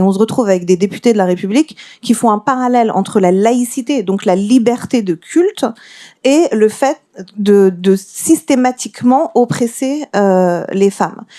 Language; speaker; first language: French; early bilingual, other home language; Persian